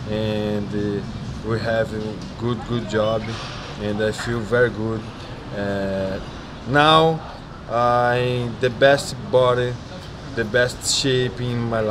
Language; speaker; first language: English; non-native, learner; Portuguese